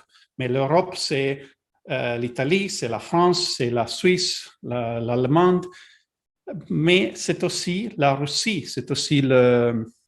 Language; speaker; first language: French; non-native, learner; Italian